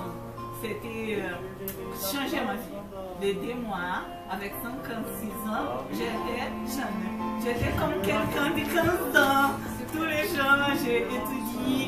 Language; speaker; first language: French; non-native, learner; Portuguese